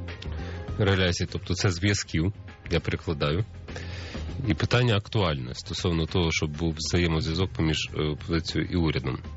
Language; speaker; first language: Ukrainian; native; Ukrainian